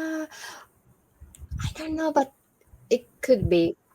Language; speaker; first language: English; non-native, learner; Japanese